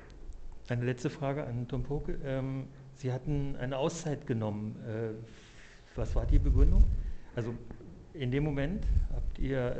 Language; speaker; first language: German; native; German